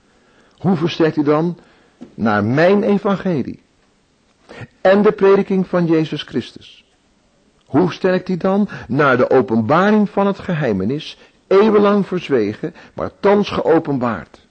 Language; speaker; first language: Dutch; native; Dutch